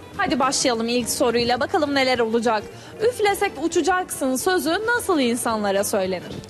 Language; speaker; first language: Turkish; native; Turkish